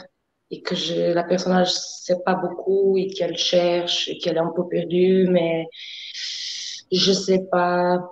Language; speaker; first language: French; non-native, fluent; Portuguese